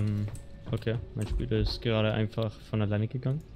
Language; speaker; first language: German; native; German